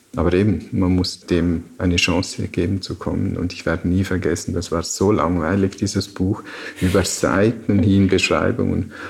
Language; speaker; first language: German; native; German